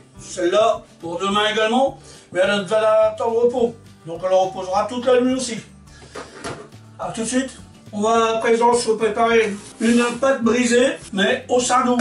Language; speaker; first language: French; native; French